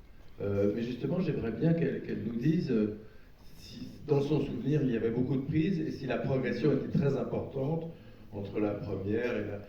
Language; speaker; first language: French; native; French